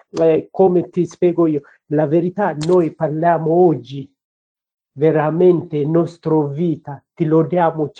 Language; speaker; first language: Italian; non-native, learner; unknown